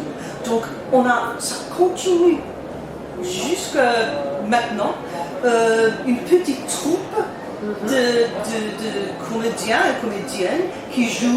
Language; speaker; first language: French; non-native, learner; English